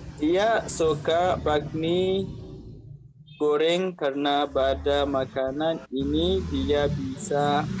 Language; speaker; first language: Indonesian; non-native, learner; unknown